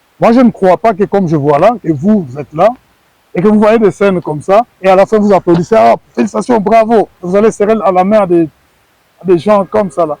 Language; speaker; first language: French; non-native, local second language; Lingala